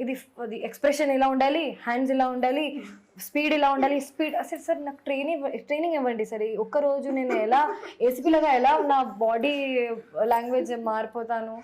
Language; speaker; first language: Telugu; non-native, fluent; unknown